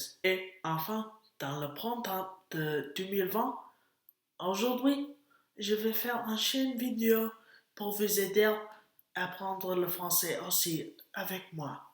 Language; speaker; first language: French; non-native, learner; English